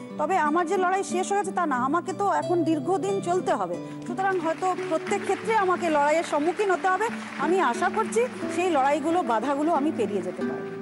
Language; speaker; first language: Bangla; native; Bangla